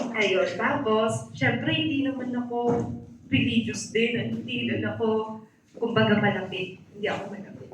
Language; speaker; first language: Filipino; native; Filipino